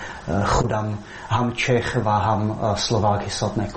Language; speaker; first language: Persian; non-native, fluent; Czech